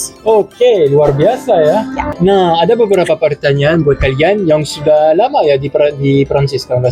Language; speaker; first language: Indonesian; non-native, fluent; French